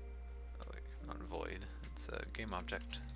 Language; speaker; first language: English; native; English